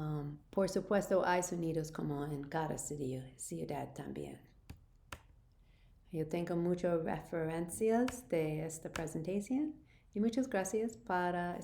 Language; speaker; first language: Spanish; non-native, learner; English